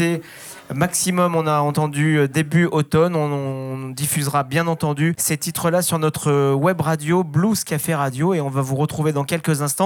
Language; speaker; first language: French; native; French